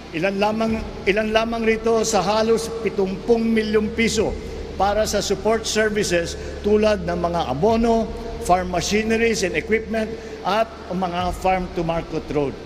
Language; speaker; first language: Filipino; native; Filipino